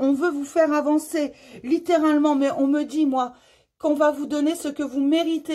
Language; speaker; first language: French; native; French